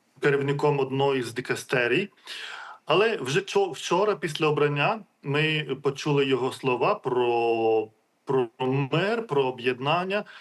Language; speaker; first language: Ukrainian; non-native, fluent; Lithuanian